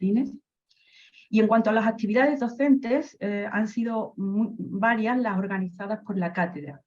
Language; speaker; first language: Spanish; native; Spanish